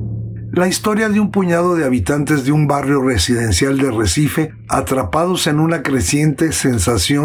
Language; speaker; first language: Spanish; native; Spanish